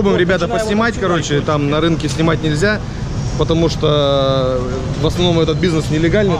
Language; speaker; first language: Russian; native; Russian